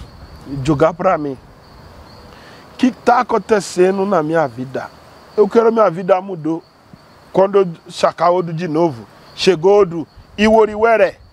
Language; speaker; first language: Portuguese; non-native, learner; Yoruba